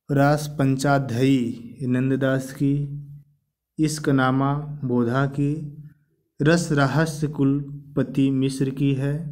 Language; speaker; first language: Hindi; native; Hindi